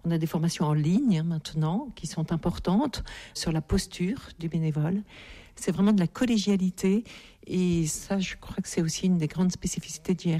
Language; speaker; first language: French; native; French